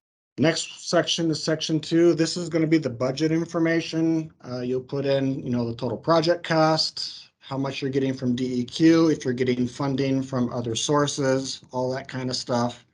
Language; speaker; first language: English; native; English